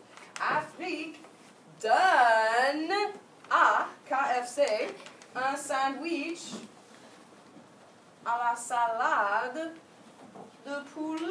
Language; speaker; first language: French; non-native, fluent; English